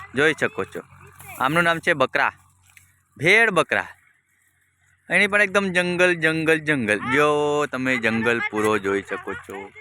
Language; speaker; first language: Gujarati; non-native, local second language; Bhili